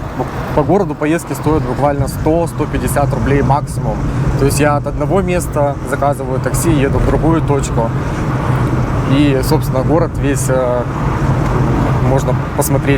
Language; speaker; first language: Russian; native; Russian